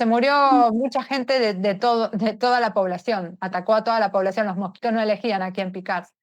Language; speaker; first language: Spanish; native; Spanish